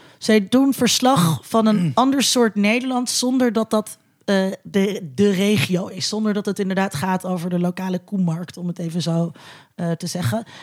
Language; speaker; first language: Dutch; native; Dutch